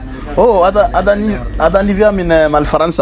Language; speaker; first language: Arabic; non-native, learner; French